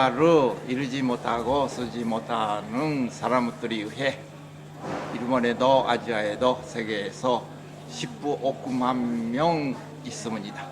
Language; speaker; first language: Korean; non-native, learner; Japanese